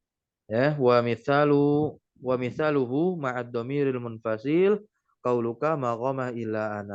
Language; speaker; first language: Arabic; non-native, fluent; Indonesian